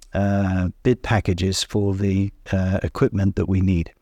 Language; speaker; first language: English; native; English